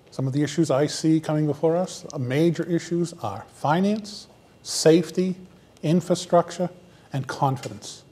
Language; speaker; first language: English; native; English